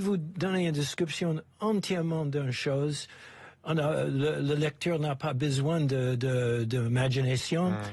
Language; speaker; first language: French; non-native, fluent; English